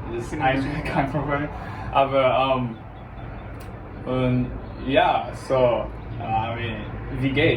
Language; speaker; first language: German; non-native, learner; English